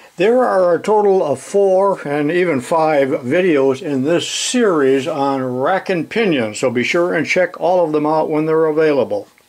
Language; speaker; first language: English; native; English